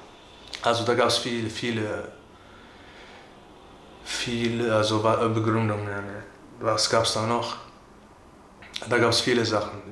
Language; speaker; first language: German; early bilingual, other home language; Turkish